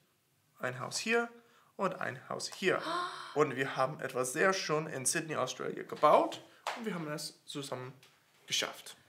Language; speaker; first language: German; non-native, fluent; English